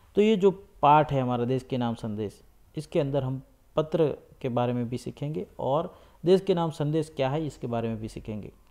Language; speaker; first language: Hindi; non-native, local second language; Gujarati